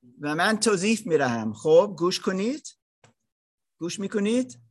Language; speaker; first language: Persian; non-native, learner; German